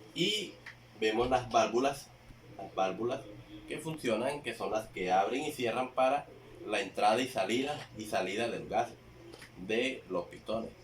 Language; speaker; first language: Spanish; native; Spanish